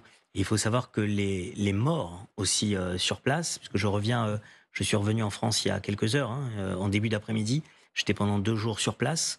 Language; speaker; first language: French; native; French